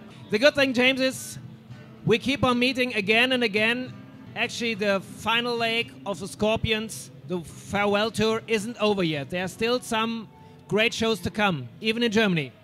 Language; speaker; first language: English; non-native, fluent; German